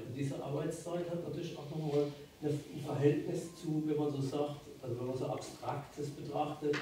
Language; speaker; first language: German; native; German